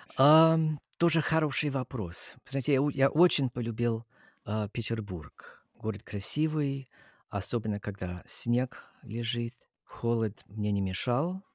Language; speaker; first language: Russian; non-native, fluent; English